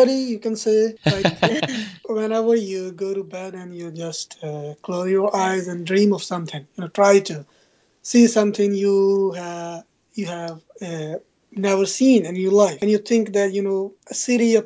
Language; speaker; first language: English; non-native, local second language; Punjabi